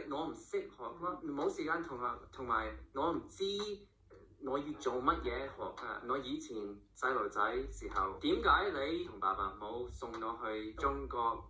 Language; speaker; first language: Cantonese; early bilingual, heritage; English